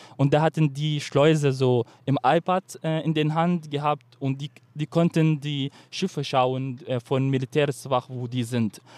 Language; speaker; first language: German; non-native, fluent; Arabic